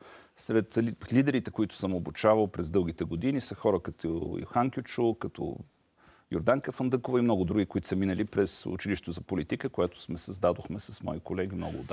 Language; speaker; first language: Bulgarian; native; Bulgarian